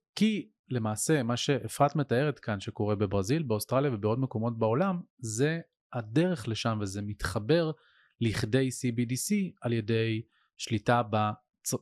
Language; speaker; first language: Hebrew; native; Hebrew